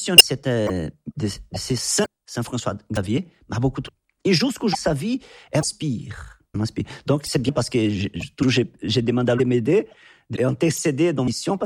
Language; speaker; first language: French; non-native, learner; Portuguese